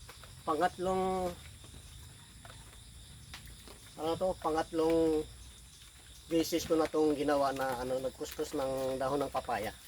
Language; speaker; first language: Filipino; non-native, local second language; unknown